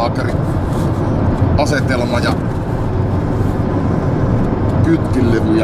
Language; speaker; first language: Finnish; native; Finnish